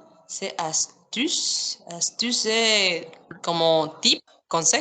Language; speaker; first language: French; non-native, fluent; Spanish